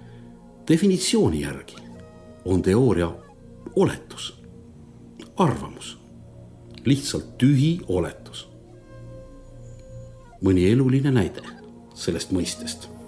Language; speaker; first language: Estonian; native; Estonian